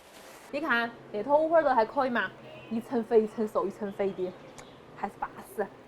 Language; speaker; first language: Chinese; native; Chinese